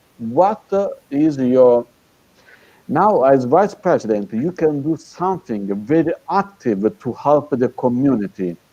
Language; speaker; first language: English; non-native, fluent; Italian